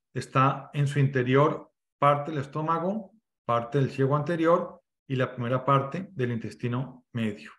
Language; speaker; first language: Spanish; native; Spanish